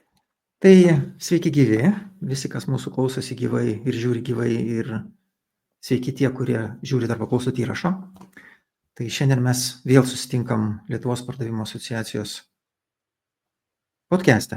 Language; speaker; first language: Lithuanian; native; Lithuanian